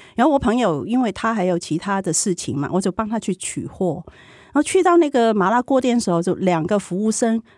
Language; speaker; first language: Chinese; non-native, fluent; Cantonese